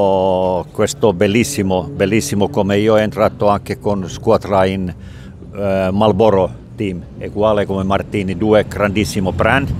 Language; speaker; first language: Italian; non-native, learner; Finnish